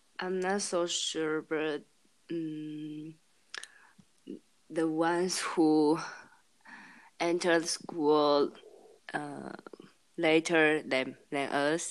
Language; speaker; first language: English; non-native, learner; Chinese